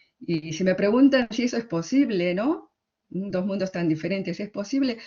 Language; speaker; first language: Spanish; early bilingual, other home language; Korean